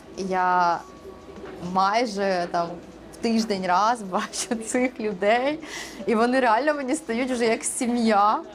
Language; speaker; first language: Ukrainian; early bilingual, other home language; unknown